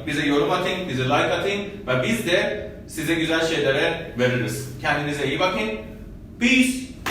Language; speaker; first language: Turkish; non-native, fluent; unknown